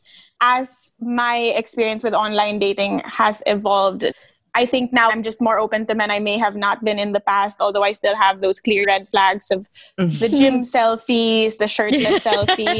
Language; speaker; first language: English; non-native, local second language; Filipino